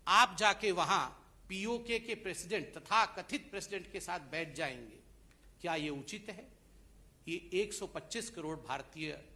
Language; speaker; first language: Hindi; non-native, local second language; Odia